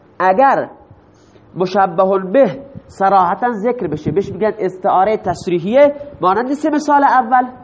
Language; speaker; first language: Persian; non-native, local second language; Baluchi